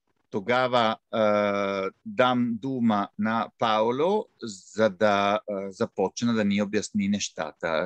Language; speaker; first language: Bulgarian; non-native, fluent; Italian